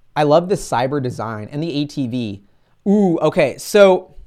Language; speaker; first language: English; native; English